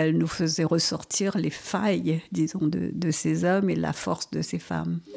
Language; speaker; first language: French; non-native, local second language; Morisyen